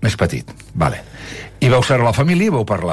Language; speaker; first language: Catalan; native; Catalan